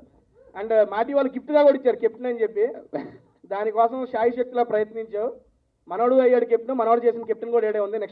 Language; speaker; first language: Telugu; native; Telugu